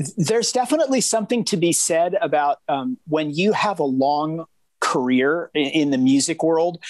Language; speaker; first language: English; native; English